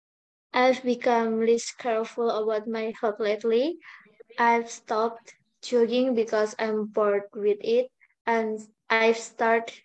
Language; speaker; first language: English; non-native, learner; Indonesian